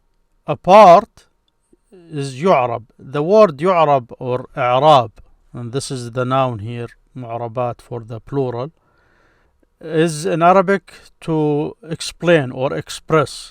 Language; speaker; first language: English; non-native, fluent; Arabic